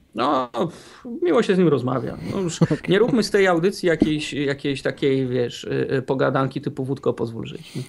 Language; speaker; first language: Polish; native; Polish